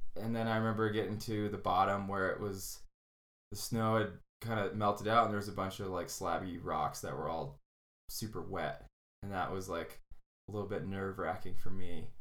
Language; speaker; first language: English; native; English